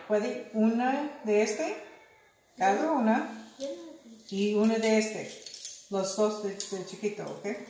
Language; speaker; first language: Spanish; non-native, learner; English